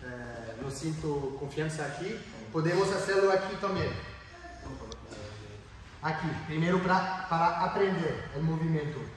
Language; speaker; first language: Spanish; non-native, learner; French